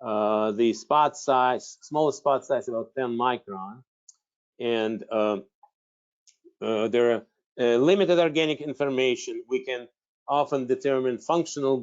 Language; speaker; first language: English; non-native, fluent; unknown